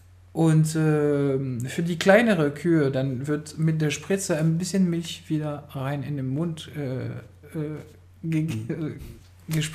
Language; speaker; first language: German; non-native, fluent; French